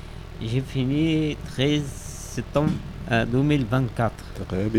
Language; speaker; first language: French; non-native, learner; Arabic